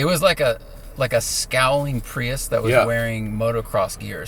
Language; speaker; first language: English; native; English